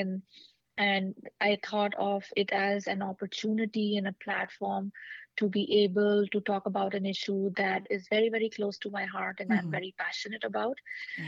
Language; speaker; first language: English; non-native, local second language; Hindi